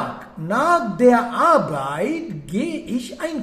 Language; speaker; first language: German; non-native, fluent; Sinhala